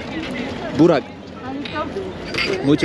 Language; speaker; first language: Spanish; non-native, learner; Turkish